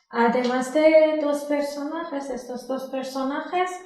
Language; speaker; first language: Spanish; non-native, learner; Persian